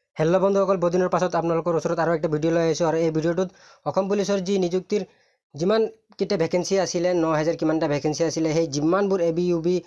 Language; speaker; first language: Assamese; non-native, local second language; Sadri